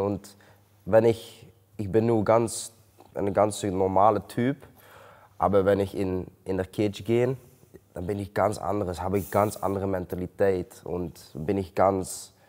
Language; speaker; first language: German; non-native, learner; Dutch